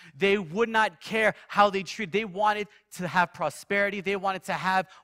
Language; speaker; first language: English; native; English